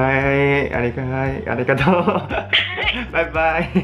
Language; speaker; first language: Japanese; non-native, learner; Cantonese